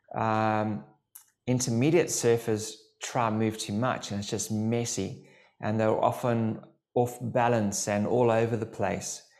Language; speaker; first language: English; native; English